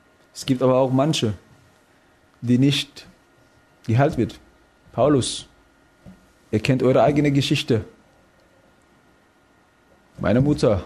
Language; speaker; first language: German; non-native, fluent; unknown